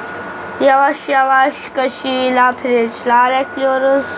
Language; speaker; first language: Turkish; non-native, learner; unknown